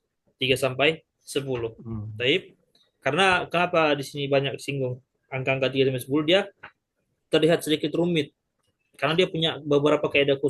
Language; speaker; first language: Indonesian; native; Indonesian